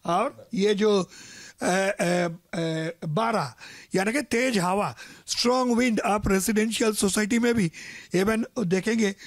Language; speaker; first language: Hindi; non-native, local second language; Marathi